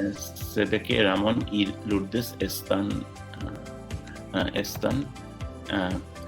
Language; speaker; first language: Spanish; non-native, learner; English